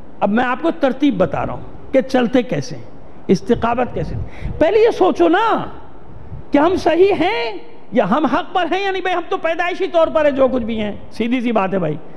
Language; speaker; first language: Urdu; native; Urdu